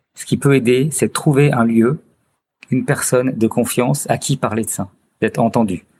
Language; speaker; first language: French; native; French